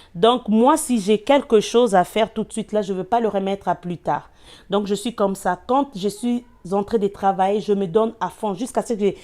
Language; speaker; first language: French; non-native, local second language; Lingala